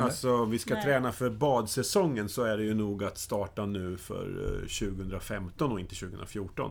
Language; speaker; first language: Swedish; native; Swedish